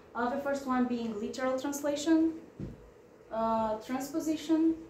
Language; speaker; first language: English; non-native, fluent; Romanian